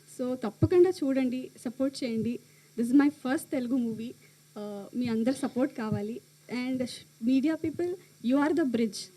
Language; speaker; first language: Telugu; non-native, learner; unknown